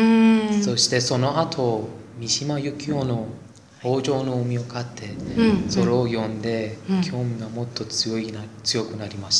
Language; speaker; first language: Japanese; non-native, learner; Persian